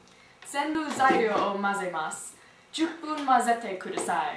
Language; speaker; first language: Japanese; non-native, learner; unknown